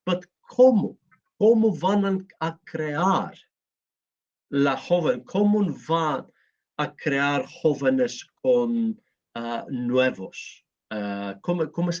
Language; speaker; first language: Spanish; non-native, learner; Greek